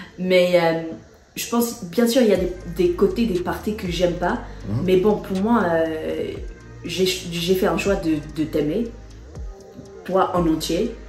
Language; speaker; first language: French; non-native, fluent; English